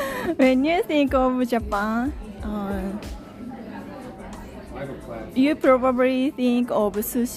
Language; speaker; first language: English; non-native, learner; Japanese